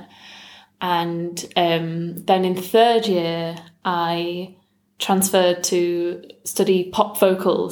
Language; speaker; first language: English; native; English